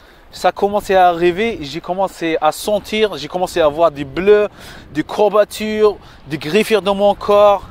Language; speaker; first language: French; non-native, fluent; Arabic